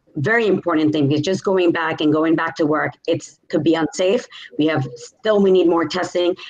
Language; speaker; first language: English; native; English